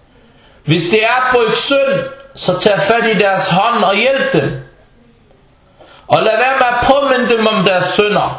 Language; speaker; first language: Danish; early bilingual, other home language; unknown